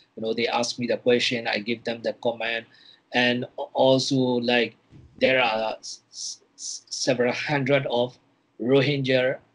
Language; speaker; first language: English; non-native, fluent; Burmese